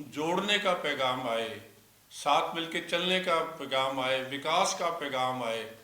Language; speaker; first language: Hindi; non-native, local second language; Punjabi